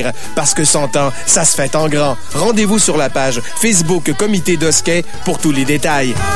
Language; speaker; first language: French; native; French